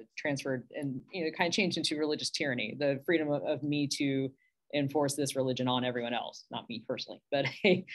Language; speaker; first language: English; native; English